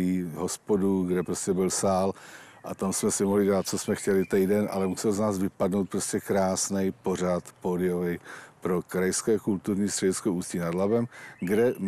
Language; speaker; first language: Czech; native; Czech